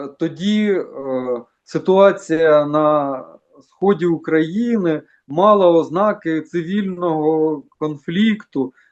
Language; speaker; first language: Ukrainian; non-native, local second language; Russian